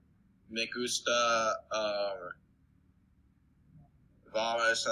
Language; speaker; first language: Spanish; non-native, learner; English